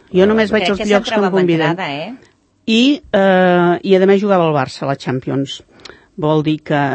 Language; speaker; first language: Catalan; native; Catalan